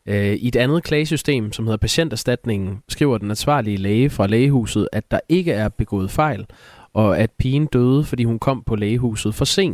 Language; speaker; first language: Danish; native; Danish